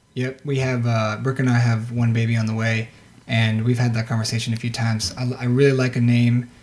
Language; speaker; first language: English; native; English